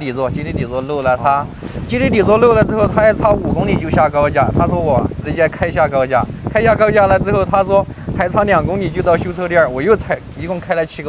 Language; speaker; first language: Chinese; native; Chinese